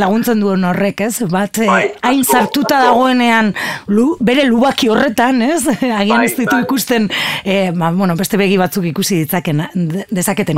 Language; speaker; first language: Basque; native; Basque